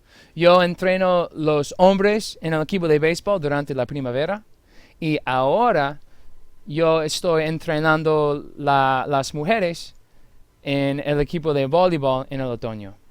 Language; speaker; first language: Spanish; non-native, fluent; English